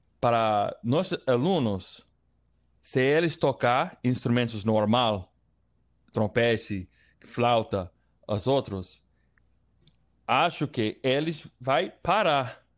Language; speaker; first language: Portuguese; non-native, learner; English